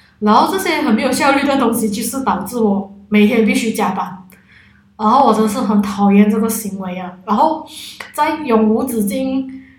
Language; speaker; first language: Chinese; non-native, local second language; Cantonese